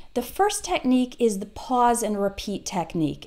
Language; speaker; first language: English; native; English